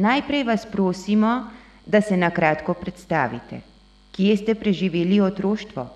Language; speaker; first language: Slovenian; native; Slovenian